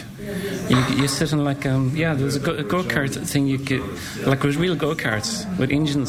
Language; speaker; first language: English; native; English